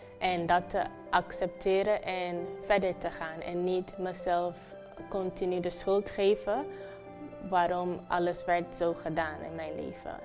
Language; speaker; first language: Dutch; non-native, local second language; Papiamento